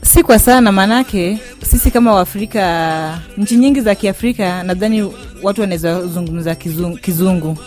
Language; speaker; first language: Swahili; non-native, local second language; Luo (Kenya and Tanzania)